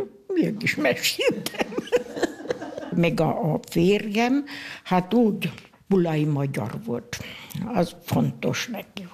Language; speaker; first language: Hungarian; non-native, local second language; German